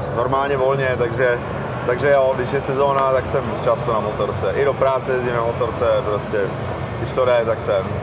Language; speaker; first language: Czech; native; Czech